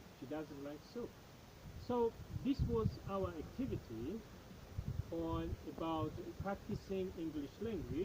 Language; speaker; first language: English; non-native, fluent; Tajik